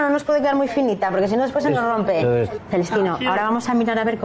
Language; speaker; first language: Spanish; native; Spanish